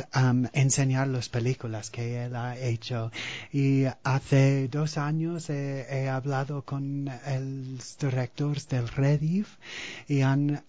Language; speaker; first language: Spanish; non-native, fluent; English